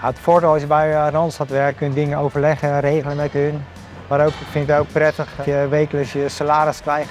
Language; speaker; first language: Dutch; native; Dutch